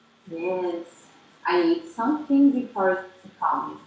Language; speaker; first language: English; non-native, learner; Portuguese